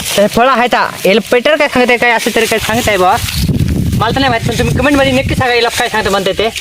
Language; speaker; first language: Marathi; native; Marathi